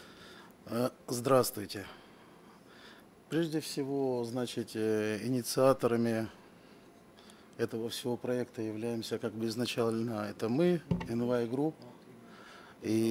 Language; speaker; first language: Russian; native; Russian